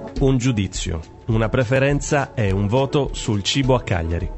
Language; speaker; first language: Italian; native; Italian